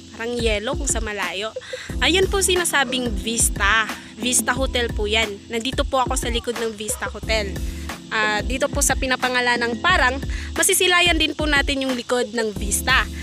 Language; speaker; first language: Filipino; non-native, local second language; Masbatenyo